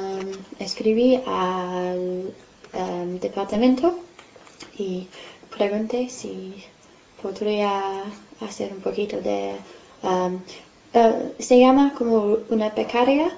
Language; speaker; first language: Spanish; non-native, fluent; English